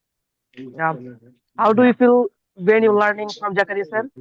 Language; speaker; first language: English; non-native, learner; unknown